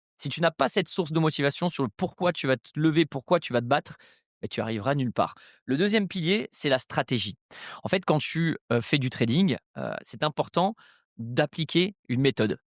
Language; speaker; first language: French; native; French